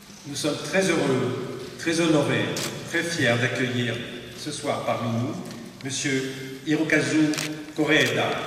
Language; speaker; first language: French; native; French